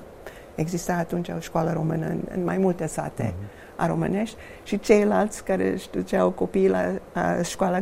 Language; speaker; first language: Romanian; non-native, fluent; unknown